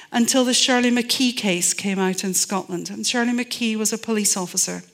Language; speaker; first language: English; native; English